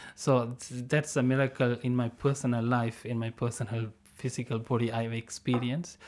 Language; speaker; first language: English; non-native, local second language; Tamil